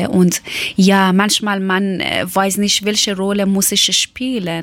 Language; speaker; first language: German; non-native, learner; Persian